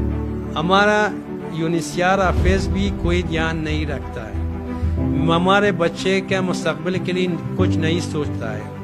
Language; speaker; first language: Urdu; non-native, learner; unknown